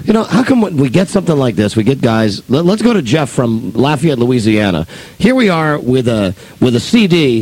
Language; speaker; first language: English; native; English